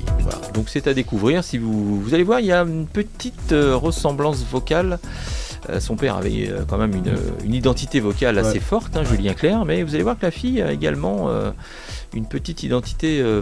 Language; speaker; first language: French; native; French